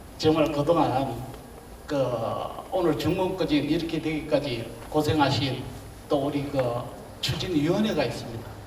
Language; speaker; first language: Korean; native; Korean